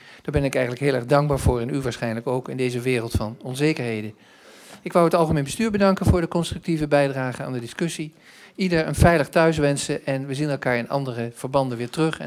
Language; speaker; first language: Dutch; native; Dutch